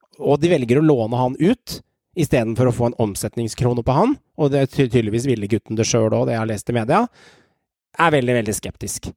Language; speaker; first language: Norwegian; native; Norwegian